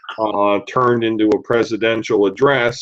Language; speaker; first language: English; native; English